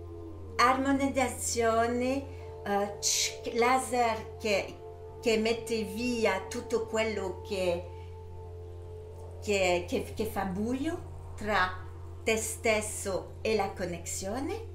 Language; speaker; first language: Italian; early bilingual, heritage; French